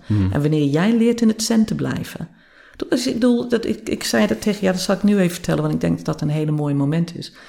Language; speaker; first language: Dutch; non-native, fluent; English